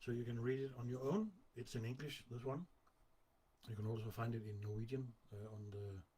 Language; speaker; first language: English; non-native, fluent; Danish